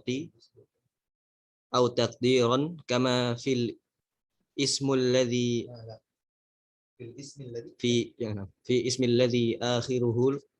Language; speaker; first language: Arabic; non-native, learner; Indonesian